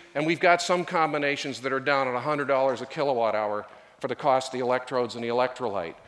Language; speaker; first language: English; native; English